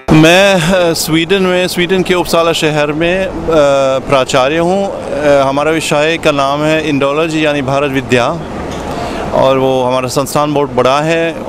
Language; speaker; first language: Hindi; non-native, fluent; German